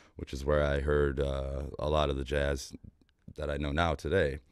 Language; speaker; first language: English; native; English